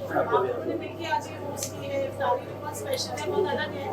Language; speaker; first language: Hindi; native; Hindi